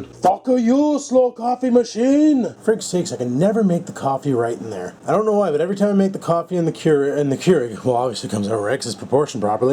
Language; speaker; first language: English; native; English